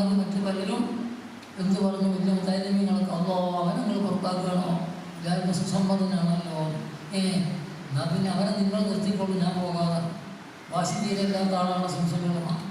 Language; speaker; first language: Malayalam; native; Malayalam